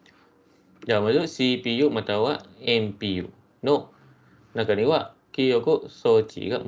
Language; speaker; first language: Japanese; non-native, fluent; Malay